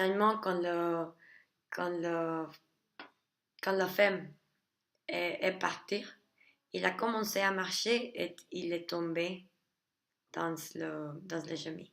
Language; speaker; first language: French; non-native, learner; Spanish